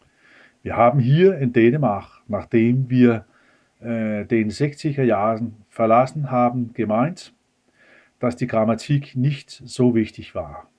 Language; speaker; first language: German; non-native, fluent; Danish